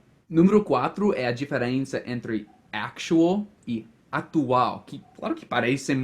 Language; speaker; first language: Portuguese; non-native, fluent; English